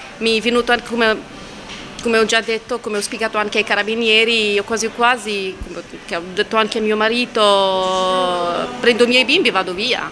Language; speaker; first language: Italian; non-native, fluent; Arabic